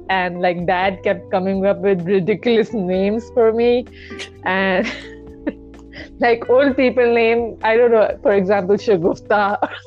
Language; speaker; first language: English; non-native, local second language; Urdu